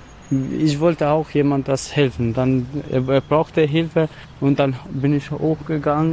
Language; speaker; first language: German; non-native, learner; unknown